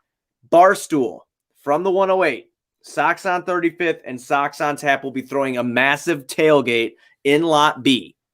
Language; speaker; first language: English; native; English